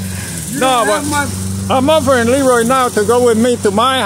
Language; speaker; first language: English; native; English